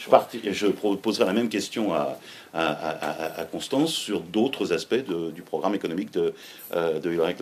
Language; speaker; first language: French; native; French